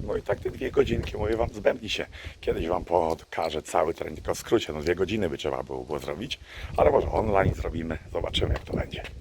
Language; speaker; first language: Polish; native; Polish